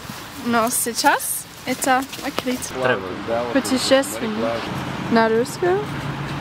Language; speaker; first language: Russian; non-native, learner; English